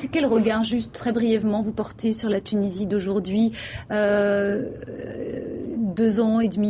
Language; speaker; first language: French; native; French